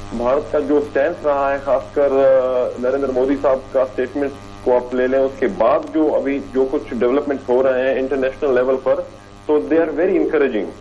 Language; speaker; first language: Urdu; non-native, local second language; Baluchi